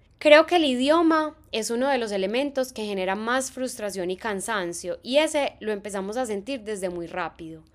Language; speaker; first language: Spanish; native; Spanish